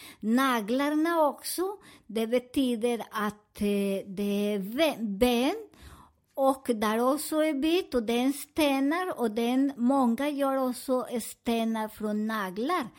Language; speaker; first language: Swedish; non-native, learner; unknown